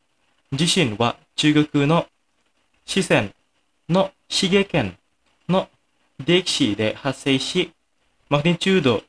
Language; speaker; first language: Japanese; non-native, fluent; Indonesian